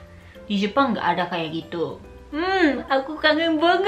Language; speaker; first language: Indonesian; non-native, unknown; Japanese